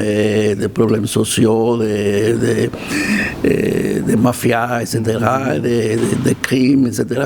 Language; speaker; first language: French; non-native, fluent; Spanish